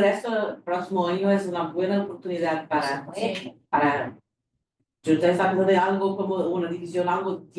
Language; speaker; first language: Spanish; non-native, fluent; Portuguese